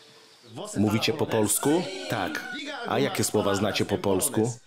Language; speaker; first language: Polish; native; Polish